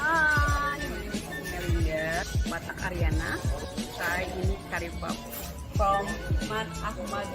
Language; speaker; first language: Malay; non-native, learner; Indonesian